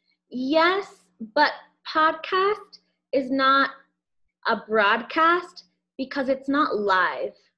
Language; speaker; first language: English; native; English